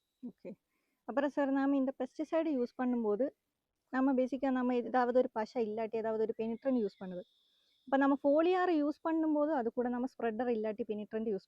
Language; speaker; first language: Tamil; non-native, local second language; Malayalam